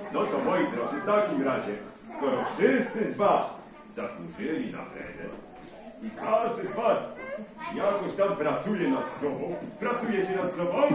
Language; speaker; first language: Polish; native; Polish